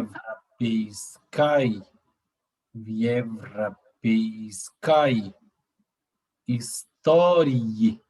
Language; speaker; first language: Russian; non-native, learner; Portuguese